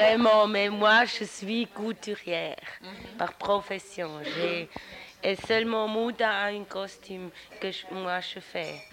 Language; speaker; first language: French; non-native, local second language; German